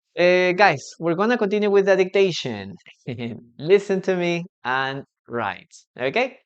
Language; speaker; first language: English; non-native, fluent; Spanish